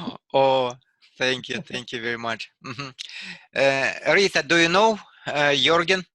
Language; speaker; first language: English; non-native, learner; Russian